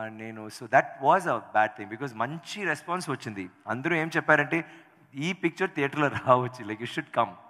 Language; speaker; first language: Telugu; non-native, learner; Tamil